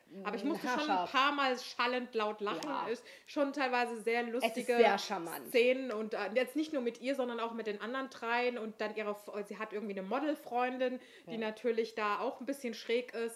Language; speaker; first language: German; native; German